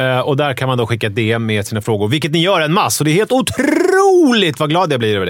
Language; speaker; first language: Swedish; native; Swedish